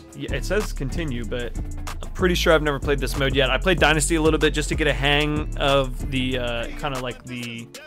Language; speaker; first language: English; native; English